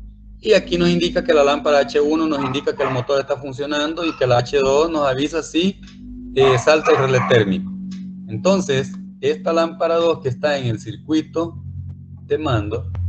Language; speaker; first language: Spanish; native; Spanish